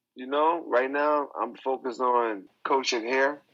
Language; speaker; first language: English; native; English